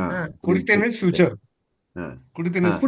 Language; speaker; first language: Kannada; non-native, learner; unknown